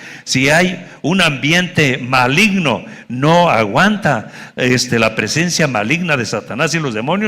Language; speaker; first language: Spanish; native; Spanish